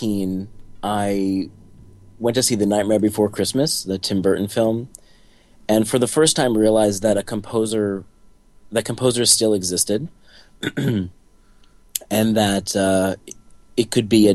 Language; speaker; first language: English; native; English